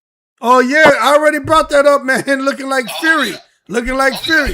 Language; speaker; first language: English; native; English